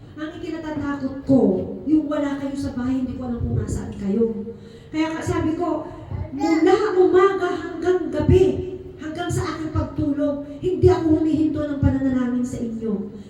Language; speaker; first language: Filipino; native; Filipino